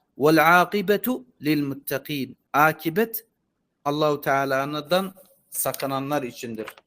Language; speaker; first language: Turkish; native; Turkish